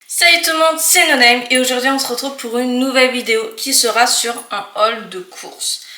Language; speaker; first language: French; native; French